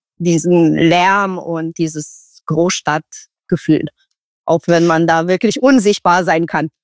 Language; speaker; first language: German; non-native, fluent; Romanian